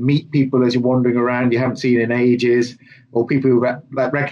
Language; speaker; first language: English; native; English